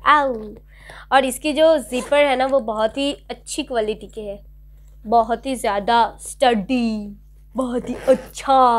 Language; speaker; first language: Hindi; non-native, local second language; Bangla